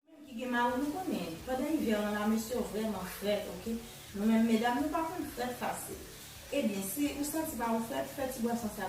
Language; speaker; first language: French; non-native, learner; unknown